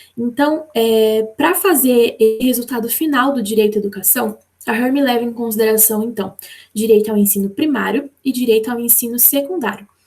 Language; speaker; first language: Portuguese; native; Portuguese